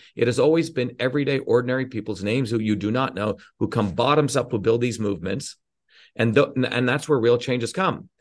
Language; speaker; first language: English; early bilingual, other home language; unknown